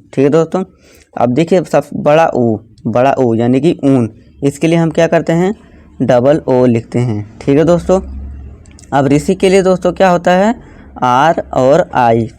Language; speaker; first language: Hindi; native; Hindi